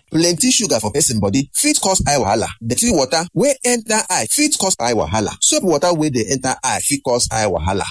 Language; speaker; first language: Nigerian Pidgin; native; Nigerian Pidgin